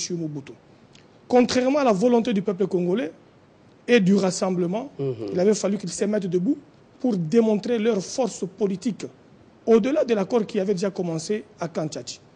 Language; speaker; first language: French; non-native, local second language; Lingala